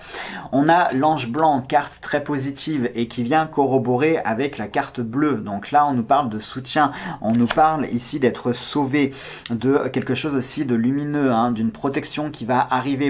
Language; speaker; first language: French; native; French